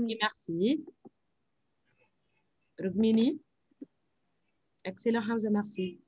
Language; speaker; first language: French; non-native, fluent; Arabic